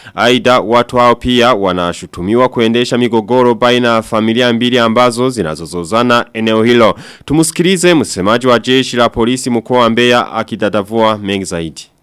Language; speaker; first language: Swahili; non-native, local second language; Rundi